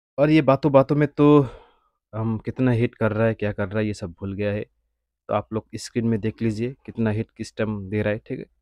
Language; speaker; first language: Hindi; non-native, local second language; Bangla